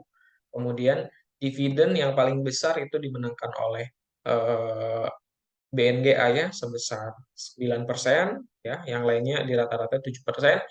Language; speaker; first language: Indonesian; native; Indonesian